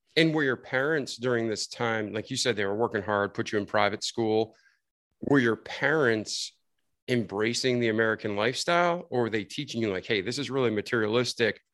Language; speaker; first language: English; native; English